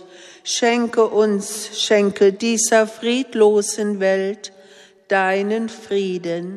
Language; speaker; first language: German; native; German